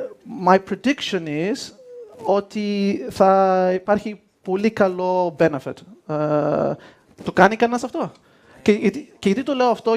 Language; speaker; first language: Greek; early bilingual, heritage; Greek